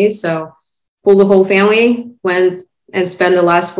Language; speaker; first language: English; non-native, fluent; Russian